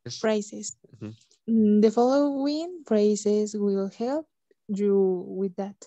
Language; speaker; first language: English; non-native, learner; Spanish